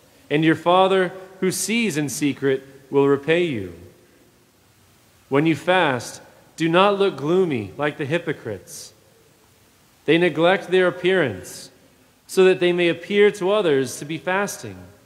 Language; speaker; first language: English; native; English